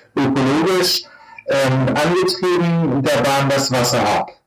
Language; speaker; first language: German; native; German